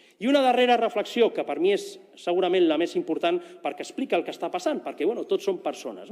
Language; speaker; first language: Catalan; non-native, local second language; Spanish